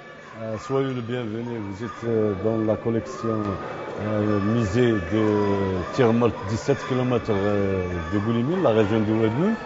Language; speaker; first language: French; non-native, local second language; Arabic